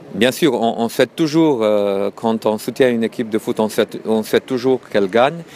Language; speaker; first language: French; non-native, fluent; Romanian